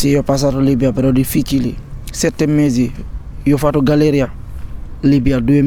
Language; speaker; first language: Italian; non-native, learner; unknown